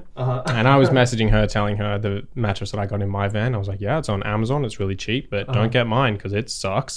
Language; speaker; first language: English; native; English